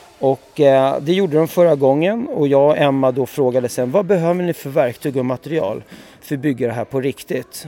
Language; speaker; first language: Swedish; early bilingual, other home language; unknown